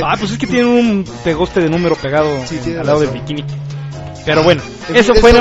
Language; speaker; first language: Spanish; native; Spanish